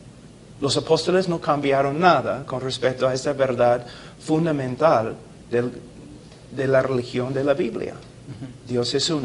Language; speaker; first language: Spanish; non-native, fluent; English